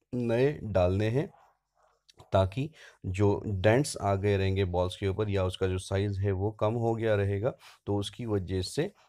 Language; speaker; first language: Hindi; non-native, local second language; Marathi